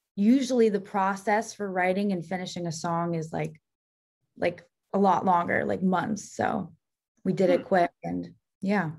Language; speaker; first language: English; native; English